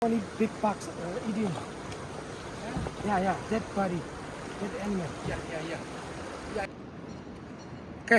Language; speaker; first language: English; non-native, learner; Burmese